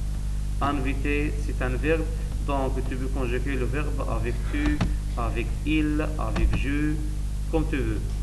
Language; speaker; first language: French; non-native, learner; Arabic